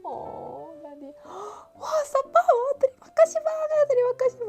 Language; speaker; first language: Indonesian; non-native, learner; Korean